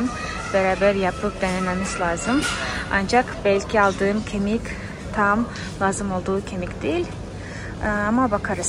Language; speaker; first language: Turkish; non-native, fluent; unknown